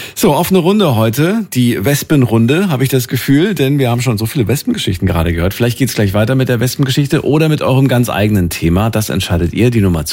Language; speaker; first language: German; native; German